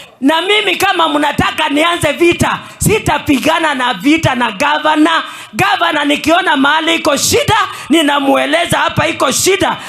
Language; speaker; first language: Swahili; non-native, local second language; Kamba